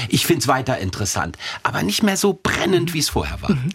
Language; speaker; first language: German; native; German